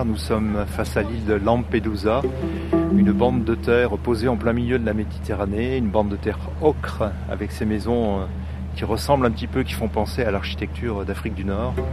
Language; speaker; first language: French; native; French